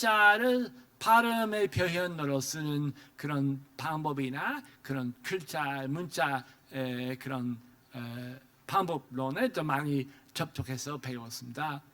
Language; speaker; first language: Korean; non-native, fluent; English